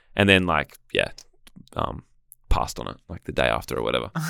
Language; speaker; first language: English; native; English